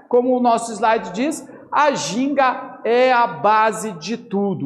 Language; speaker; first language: Portuguese; native; Portuguese